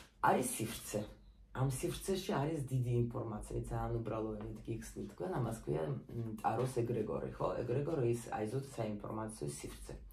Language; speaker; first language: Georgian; non-native, local second language; Russian